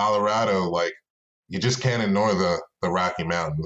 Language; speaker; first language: English; native; English